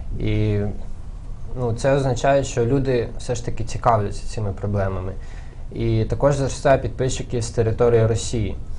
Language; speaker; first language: Ukrainian; non-native, local second language; Crimean Tatar